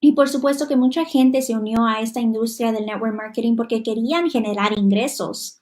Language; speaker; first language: Spanish; non-native, fluent; Hungarian